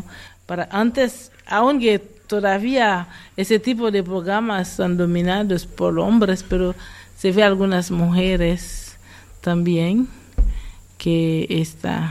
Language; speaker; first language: Spanish; non-native, fluent; Haitian Creole